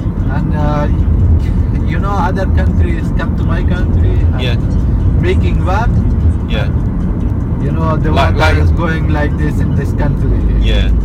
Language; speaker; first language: English; non-native, learner; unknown